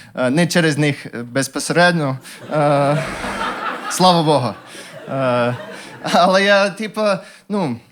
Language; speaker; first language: Ukrainian; non-native, fluent; English